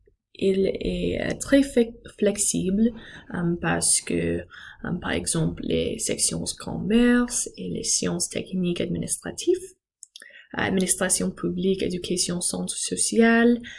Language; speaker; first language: French; non-native, learner; English